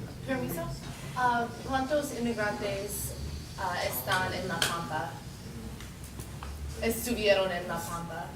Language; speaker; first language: Spanish; non-native, learner; English